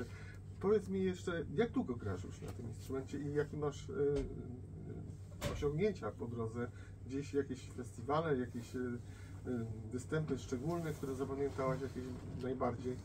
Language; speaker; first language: Polish; native; Polish